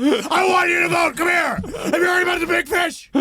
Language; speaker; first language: English; native; English